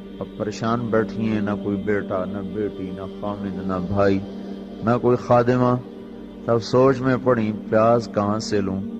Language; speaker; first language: Urdu; non-native, local second language; Punjabi